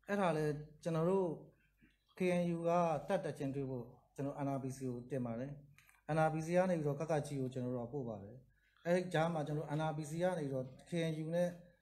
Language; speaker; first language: Burmese; native; Burmese